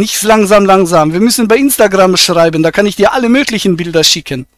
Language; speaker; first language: German; native; German